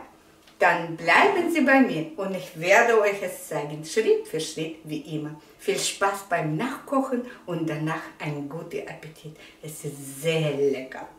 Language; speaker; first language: German; non-native, fluent; Russian